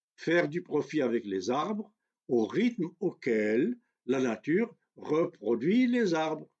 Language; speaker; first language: French; non-native, local second language; Kabyle